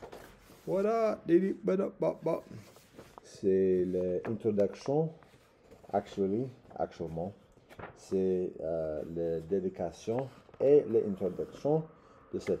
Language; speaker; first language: French; non-native, learner; English